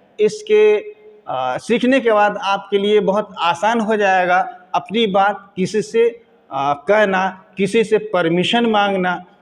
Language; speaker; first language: Hindi; native; Hindi